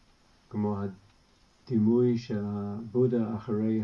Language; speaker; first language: Hebrew; non-native, fluent; English